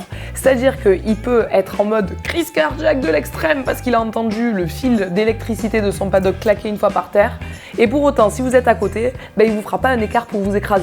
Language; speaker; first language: French; native; French